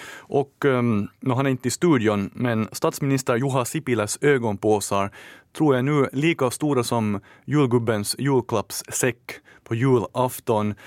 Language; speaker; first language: Swedish; native; Swedish